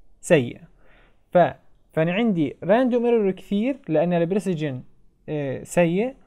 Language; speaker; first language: Arabic; native; Arabic